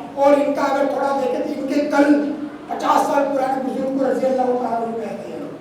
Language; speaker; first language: Urdu; non-native, local second language; Gujarati